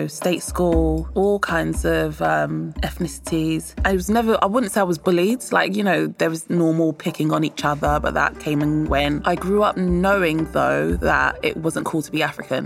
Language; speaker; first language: English; native; English